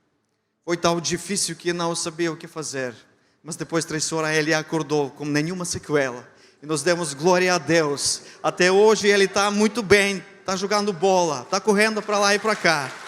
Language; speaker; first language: Portuguese; non-native, fluent; Ukrainian